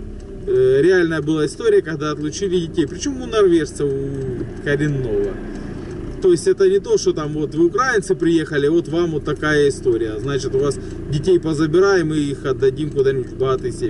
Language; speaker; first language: Russian; native; Russian